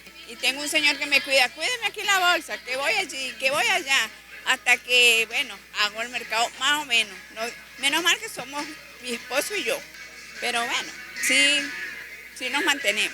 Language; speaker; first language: Spanish; native; Spanish